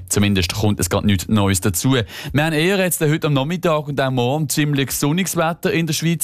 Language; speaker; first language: German; native; German